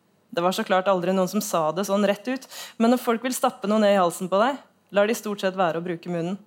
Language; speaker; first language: Norwegian; native; Norwegian